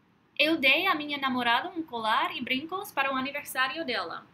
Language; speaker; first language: Portuguese; non-native, fluent; English